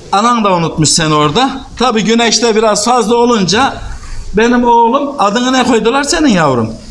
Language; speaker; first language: Turkish; native; Turkish